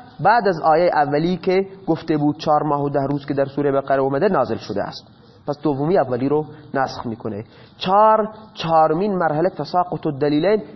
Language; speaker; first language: Persian; non-native, local second language; Baluchi